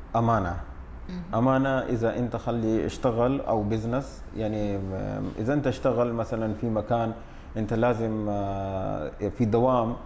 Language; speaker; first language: Arabic; non-native, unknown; Urdu